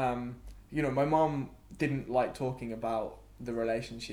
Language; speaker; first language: English; native; English